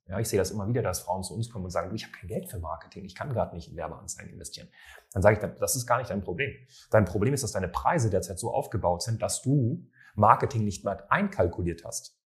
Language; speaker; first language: German; native; German